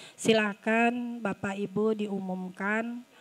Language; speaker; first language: Indonesian; native; Indonesian